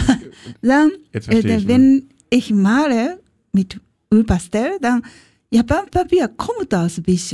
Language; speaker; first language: German; non-native, learner; Japanese